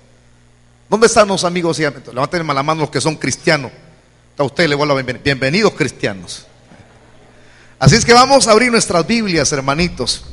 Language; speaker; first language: Spanish; native; Spanish